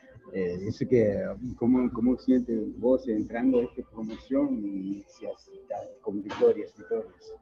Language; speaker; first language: Spanish; non-native, learner; English